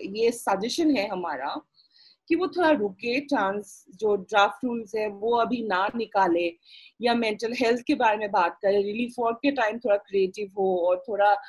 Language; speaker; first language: Hindi; non-native, local second language; Assamese